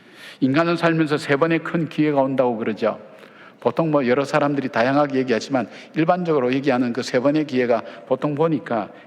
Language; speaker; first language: Korean; native; Korean